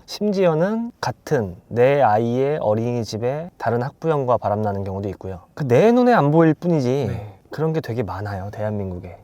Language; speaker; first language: Korean; native; Korean